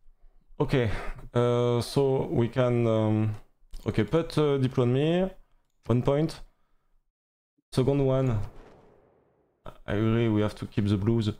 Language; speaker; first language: English; non-native, learner; French